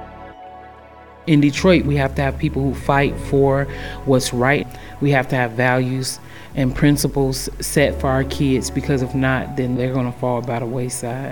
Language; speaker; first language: English; native; English